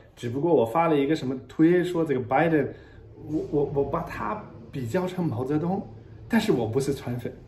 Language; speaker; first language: Chinese; non-native, fluent; German